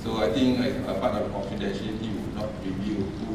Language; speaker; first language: English; non-native, local second language; Malay